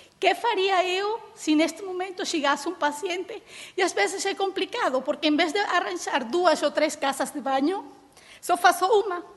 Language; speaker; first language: Portuguese; early bilingual, heritage; Portuguese